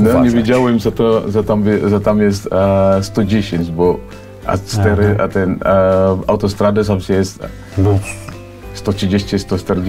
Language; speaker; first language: Polish; non-native, fluent; Cebuano